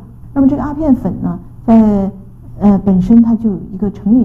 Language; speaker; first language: Chinese; native; Chinese